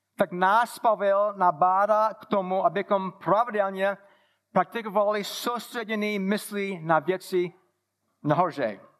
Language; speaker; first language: Czech; non-native, fluent; English